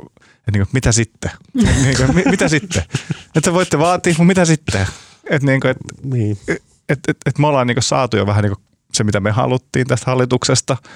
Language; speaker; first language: Finnish; native; Finnish